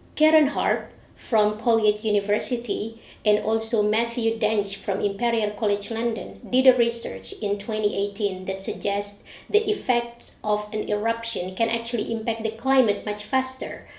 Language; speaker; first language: English; non-native, fluent; Indonesian